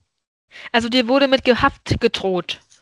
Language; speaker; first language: German; native; German